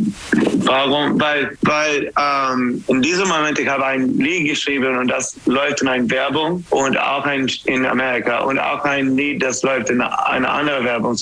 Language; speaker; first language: German; non-native, learner; English